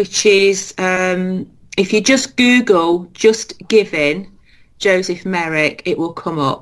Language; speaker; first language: English; native; English